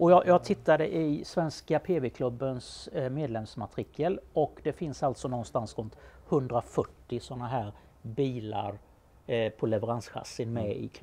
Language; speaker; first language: Swedish; native; Swedish